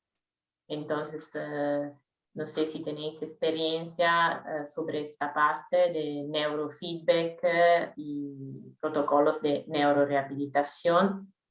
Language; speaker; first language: Spanish; non-native, fluent; Italian